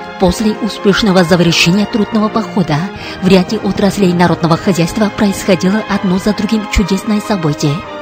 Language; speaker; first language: Russian; non-native, fluent; Korean